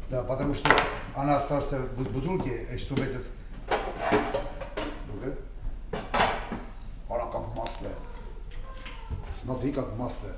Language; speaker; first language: Russian; non-native, local second language; Armenian